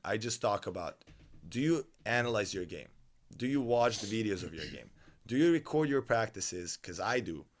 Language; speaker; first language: English; non-native, fluent; Serbian